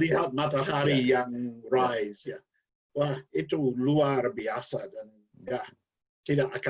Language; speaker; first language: Indonesian; non-native, learner; English